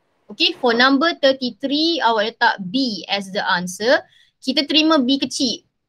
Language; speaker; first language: English; non-native, local second language; Malay